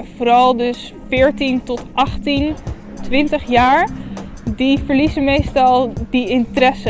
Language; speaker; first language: Dutch; native; Dutch